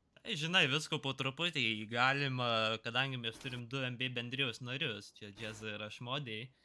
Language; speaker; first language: Lithuanian; native; Lithuanian